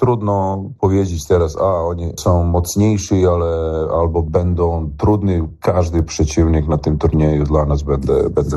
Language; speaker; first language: Polish; non-native, learner; Serbian